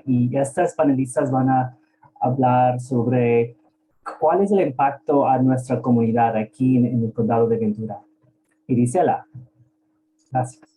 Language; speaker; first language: Spanish; early bilingual, heritage; Spanish